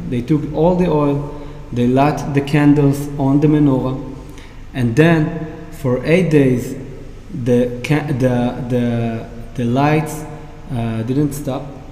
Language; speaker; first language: English; non-native, fluent; Hebrew